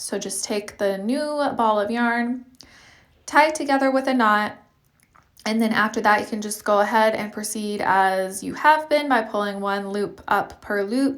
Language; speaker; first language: English; native; English